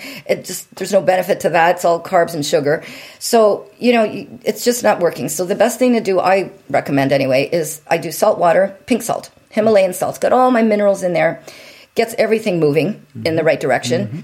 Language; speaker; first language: English; native; English